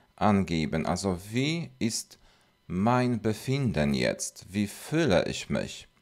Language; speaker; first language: German; non-native, fluent; Polish